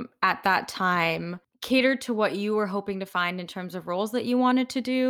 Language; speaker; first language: English; native; English